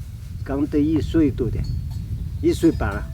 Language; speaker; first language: Chinese; early bilingual, heritage; Chinese